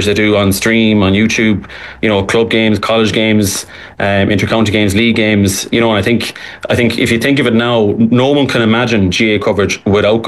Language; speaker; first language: English; native; English